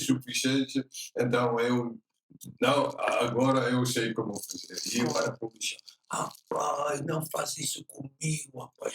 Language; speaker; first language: Portuguese; non-native, fluent; Dutch